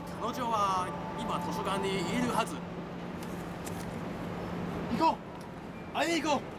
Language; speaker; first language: Japanese; non-native, learner; Cantonese